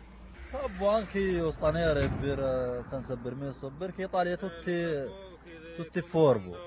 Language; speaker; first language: Italian; non-native, learner; Arabic